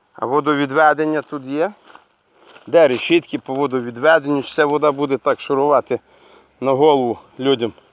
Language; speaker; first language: Ukrainian; native; Ukrainian